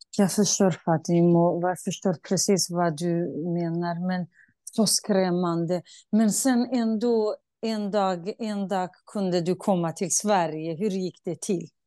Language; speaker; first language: Swedish; non-native, fluent; Kurdish